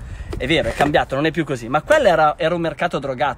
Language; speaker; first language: Italian; native; Italian